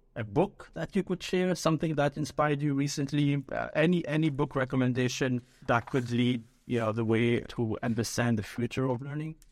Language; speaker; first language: English; early bilingual, other home language; Arabic